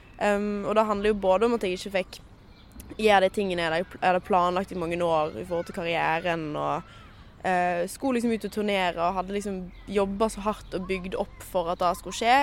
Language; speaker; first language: Norwegian; native; Norwegian